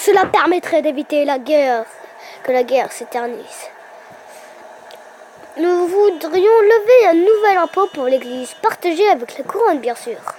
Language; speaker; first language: French; native; French